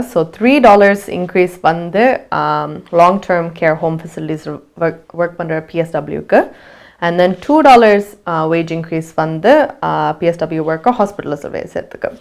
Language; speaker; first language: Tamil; early bilingual, heritage; Tamil